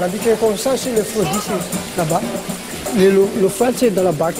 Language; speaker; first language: French; non-native, learner; Malagasy